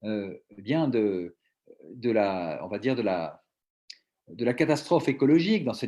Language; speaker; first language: French; native; French